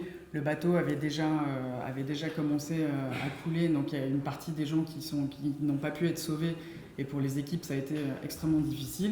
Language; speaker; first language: French; native; French